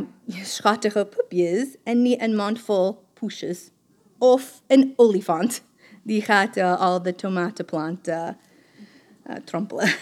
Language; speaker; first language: Dutch; non-native, fluent; English